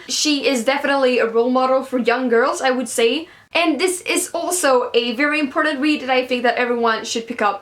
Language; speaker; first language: English; non-native, fluent; Swedish